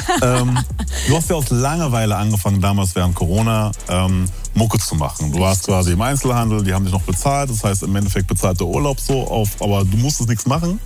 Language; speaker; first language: German; native; German